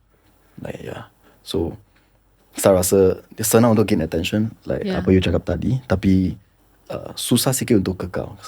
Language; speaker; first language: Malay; non-native, local second language; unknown